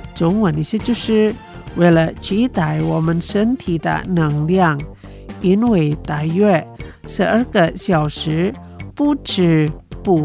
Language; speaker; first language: Chinese; non-native, fluent; Indonesian